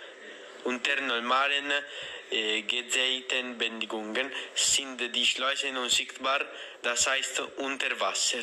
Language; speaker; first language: German; non-native, learner; Italian